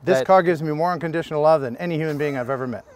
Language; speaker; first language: English; native; English